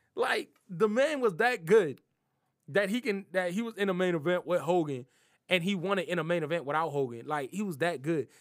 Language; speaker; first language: English; native; English